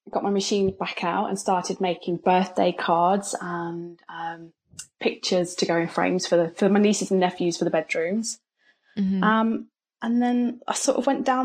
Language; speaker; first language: English; native; English